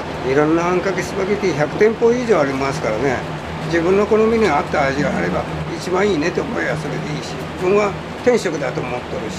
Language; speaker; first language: Japanese; native; Japanese